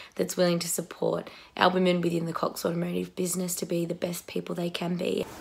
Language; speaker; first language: English; native; English